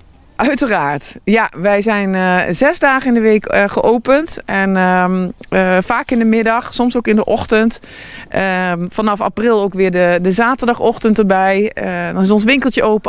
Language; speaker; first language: Dutch; native; Dutch